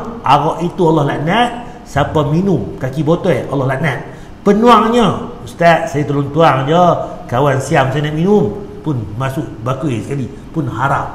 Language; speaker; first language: Malay; native; Malay